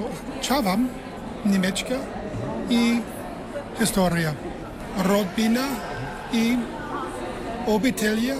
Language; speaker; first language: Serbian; non-native, learner; English